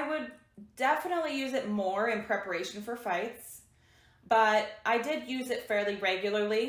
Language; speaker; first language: English; native; English